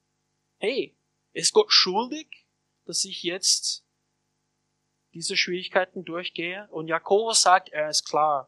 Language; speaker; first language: German; non-native, fluent; English